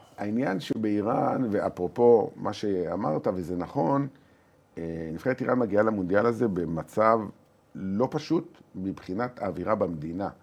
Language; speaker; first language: Hebrew; native; Hebrew